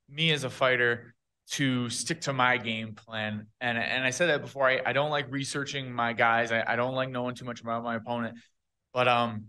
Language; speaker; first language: English; native; English